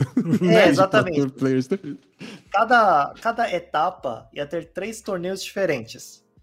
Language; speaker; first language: Portuguese; non-native, fluent; Korean